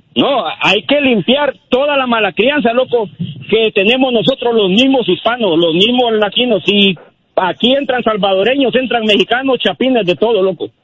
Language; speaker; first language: Spanish; native; Spanish